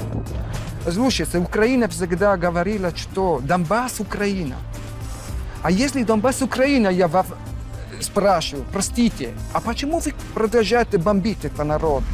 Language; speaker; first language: Russian; non-native, fluent; Italian